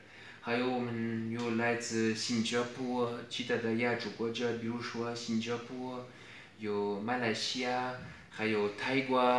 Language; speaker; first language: Chinese; non-native, fluent; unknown